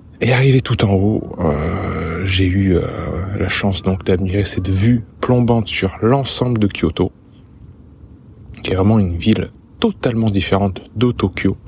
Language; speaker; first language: French; native; French